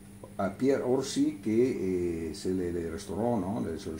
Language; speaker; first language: French; non-native, learner; Italian